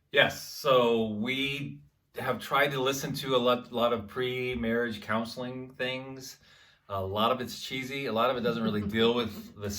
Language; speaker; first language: English; native; English